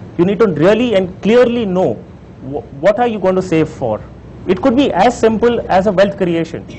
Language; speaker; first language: English; non-native, local second language; Hindi